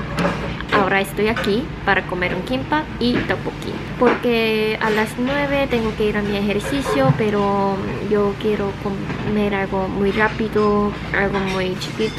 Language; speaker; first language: Spanish; non-native, fluent; Korean